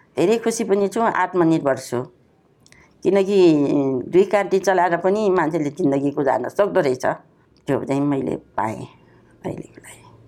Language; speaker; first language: Nepali; non-native, local second language; Newari